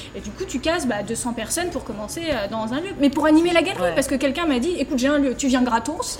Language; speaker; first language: French; native; French